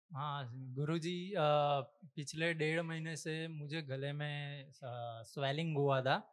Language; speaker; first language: Hindi; non-native, local second language; Gujarati